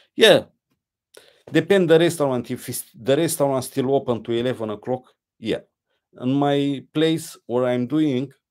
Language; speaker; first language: English; non-native, learner; Romanian